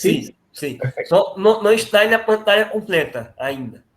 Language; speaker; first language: Spanish; non-native, fluent; Portuguese